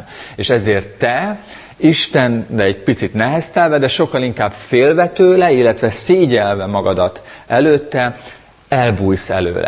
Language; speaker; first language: Hungarian; native; Hungarian